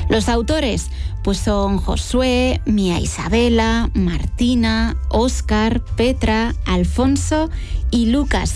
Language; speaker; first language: Spanish; native; Spanish